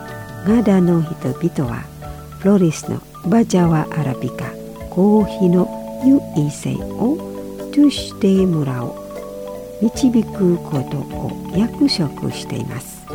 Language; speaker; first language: Japanese; non-native, fluent; Indonesian